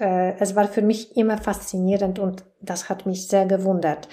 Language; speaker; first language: German; non-native, fluent; Polish